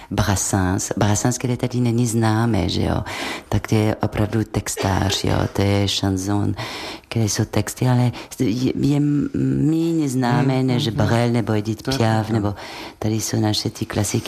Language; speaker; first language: Czech; non-native, fluent; French